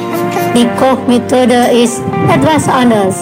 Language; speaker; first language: German; non-native, learner; Indonesian